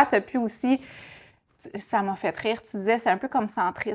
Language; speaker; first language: French; native; French